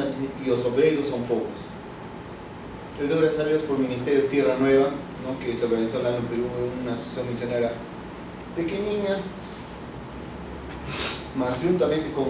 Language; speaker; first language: Portuguese; non-native, fluent; Spanish